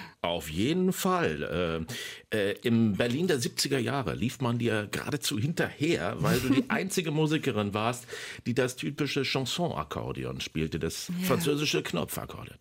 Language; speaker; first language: German; native; German